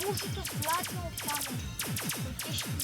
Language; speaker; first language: Czech; early bilingual, other home language; Russian